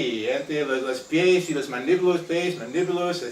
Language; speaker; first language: Spanish; non-native, fluent; English